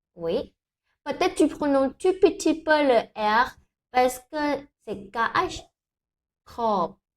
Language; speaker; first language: French; non-native, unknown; Thai